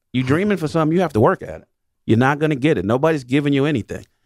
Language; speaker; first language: English; native; English